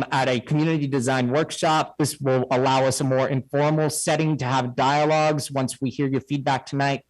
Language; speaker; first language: English; native; English